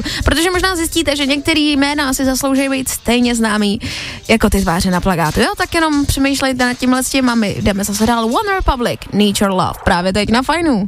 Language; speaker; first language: Czech; native; Czech